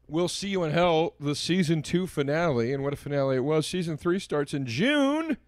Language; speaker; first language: English; native; English